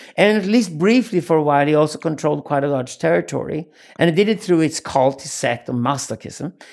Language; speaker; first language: English; non-native, fluent; Swedish